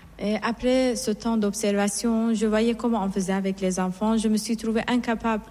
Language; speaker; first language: French; non-native, fluent; Persian